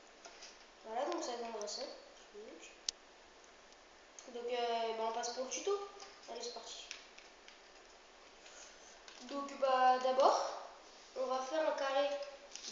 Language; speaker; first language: French; native; French